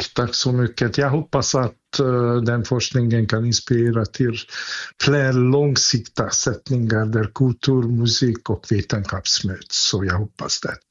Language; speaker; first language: Swedish; non-native, fluent; Hungarian